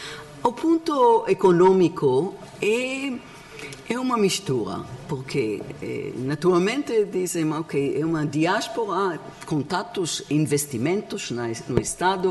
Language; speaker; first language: Portuguese; non-native, learner; Hebrew